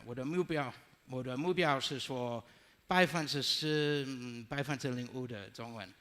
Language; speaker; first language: Chinese; non-native, learner; English